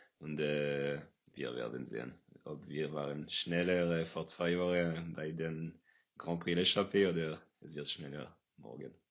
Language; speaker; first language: German; non-native, local second language; French